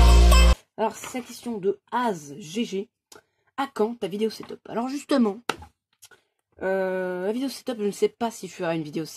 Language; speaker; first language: French; native; French